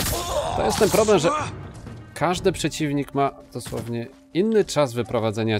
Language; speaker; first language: Polish; native; Polish